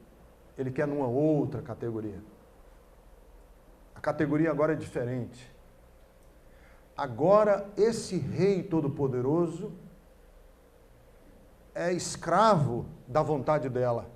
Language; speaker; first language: Portuguese; native; Portuguese